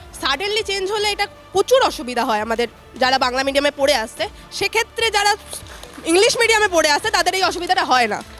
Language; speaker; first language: Bangla; native; Bangla